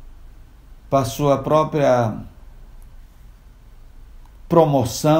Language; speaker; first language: Portuguese; non-native, local second language; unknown